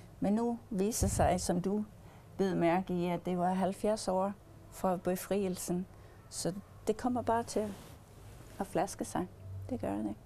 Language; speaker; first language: Danish; early bilingual, heritage; English